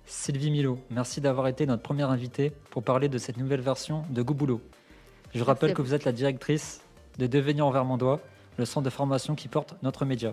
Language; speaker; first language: French; native; French